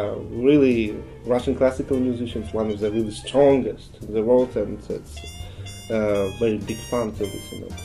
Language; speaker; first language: English; non-native, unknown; Russian